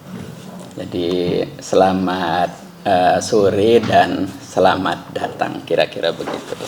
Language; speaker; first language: Indonesian; native; Indonesian